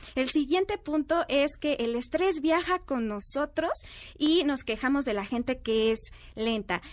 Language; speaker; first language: Spanish; native; Spanish